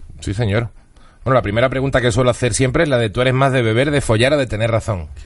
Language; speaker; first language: Spanish; native; Spanish